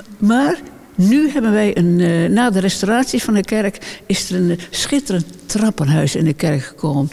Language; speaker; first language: Dutch; native; Dutch